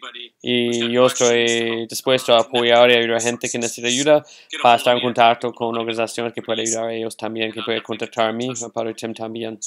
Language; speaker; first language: Spanish; non-native, learner; English